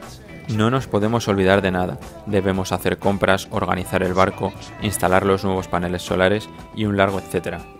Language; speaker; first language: Spanish; native; Spanish